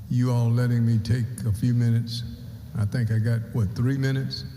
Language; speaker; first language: English; native; English